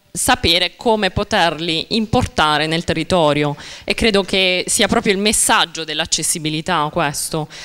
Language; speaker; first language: Italian; native; Italian